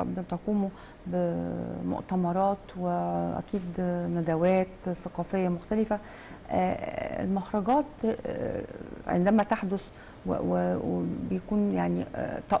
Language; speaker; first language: Arabic; native; Arabic